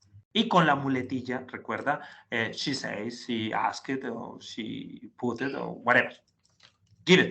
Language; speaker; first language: English; non-native, learner; Spanish